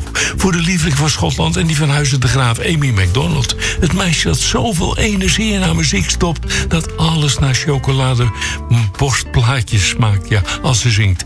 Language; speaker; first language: Dutch; native; Dutch